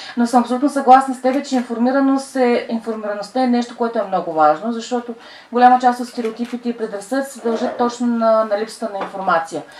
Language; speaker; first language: Bulgarian; native; Bulgarian